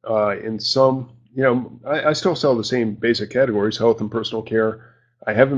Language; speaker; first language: English; native; English